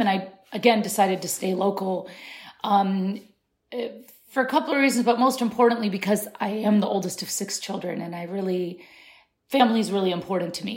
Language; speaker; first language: English; early bilingual, other home language; Arabic